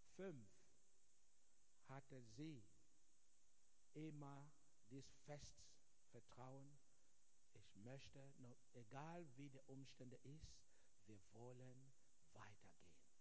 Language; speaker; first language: German; non-native, fluent; Igbo